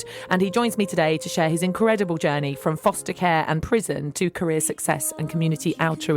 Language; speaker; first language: English; native; English